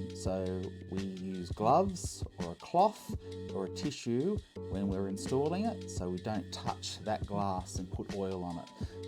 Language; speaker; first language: English; native; English